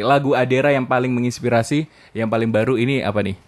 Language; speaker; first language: Indonesian; native; Indonesian